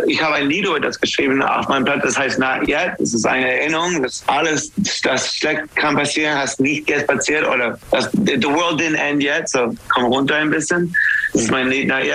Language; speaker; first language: German; non-native, learner; English